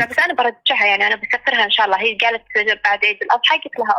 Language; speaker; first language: Arabic; native; Arabic